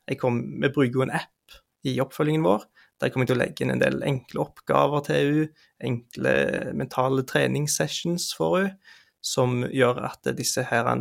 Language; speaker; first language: Norwegian; native; Norwegian